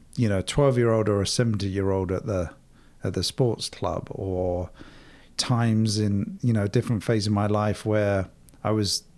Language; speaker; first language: English; native; English